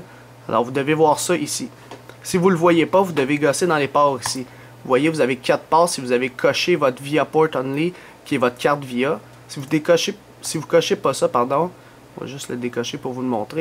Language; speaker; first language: French; native; French